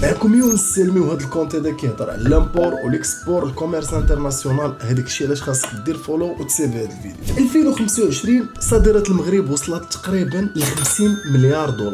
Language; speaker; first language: Arabic; native; Arabic